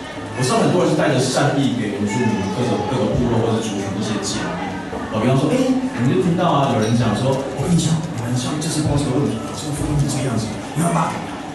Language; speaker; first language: Chinese; native; Chinese